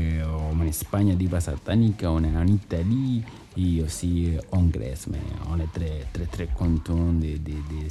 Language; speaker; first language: French; non-native, learner; Spanish